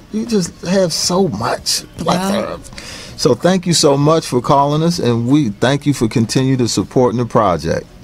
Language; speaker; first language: English; native; English